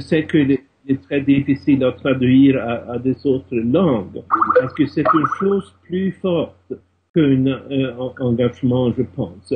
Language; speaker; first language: French; non-native, fluent; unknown